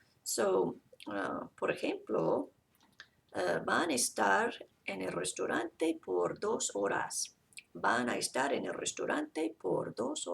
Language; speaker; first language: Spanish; non-native, fluent; English